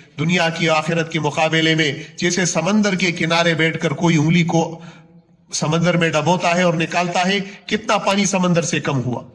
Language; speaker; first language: Urdu; non-native, local second language; Punjabi